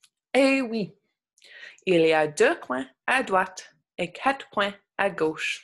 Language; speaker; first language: French; non-native, local second language; English